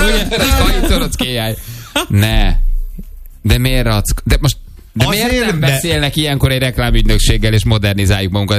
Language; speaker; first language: Hungarian; native; Hungarian